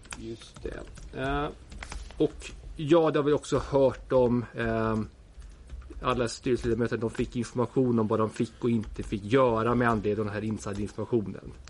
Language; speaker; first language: Swedish; native; Swedish